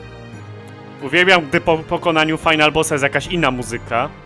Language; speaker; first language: Polish; native; Polish